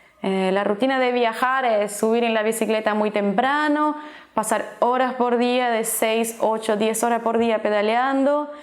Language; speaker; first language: Spanish; non-native, fluent; Portuguese